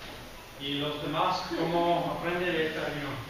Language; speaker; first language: Spanish; non-native, fluent; English